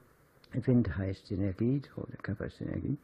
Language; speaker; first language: German; non-native, fluent; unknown